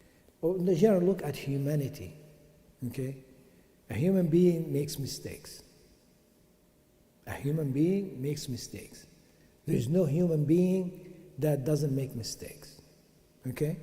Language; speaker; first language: English; non-native, fluent; Arabic